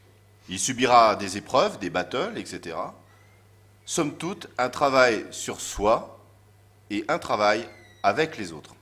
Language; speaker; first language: French; native; French